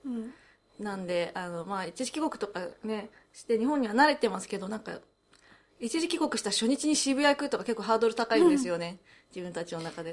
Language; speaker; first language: Japanese; early bilingual, heritage; Japanese